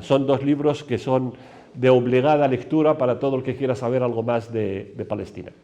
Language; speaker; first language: Spanish; non-native, fluent; Arabic